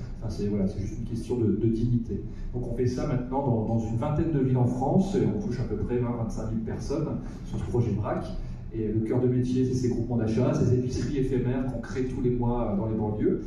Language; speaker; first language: French; native; French